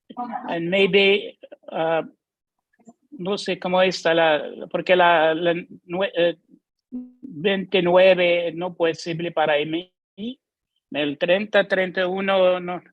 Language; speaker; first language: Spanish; non-native, learner; French